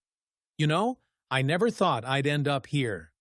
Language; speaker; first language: English; native; English